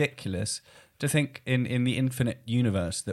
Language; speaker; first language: English; native; English